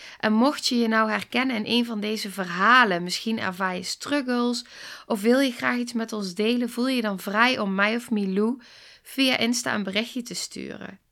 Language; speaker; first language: Dutch; native; Dutch